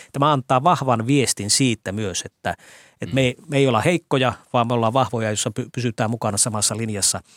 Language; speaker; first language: Finnish; native; Finnish